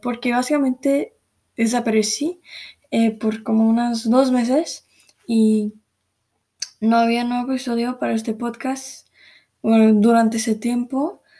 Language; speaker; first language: Spanish; early bilingual, heritage; Spanish